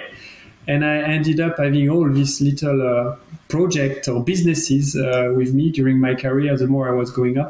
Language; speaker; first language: English; non-native, fluent; French